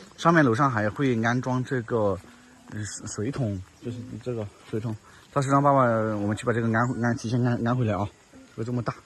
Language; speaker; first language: Chinese; native; Chinese